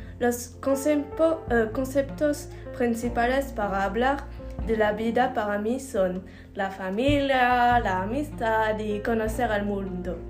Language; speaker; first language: Spanish; non-native, learner; French